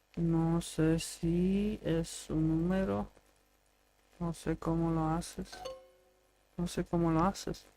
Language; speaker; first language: Spanish; non-native, learner; English